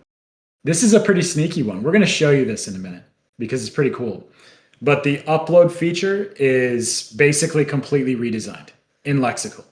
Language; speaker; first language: English; native; English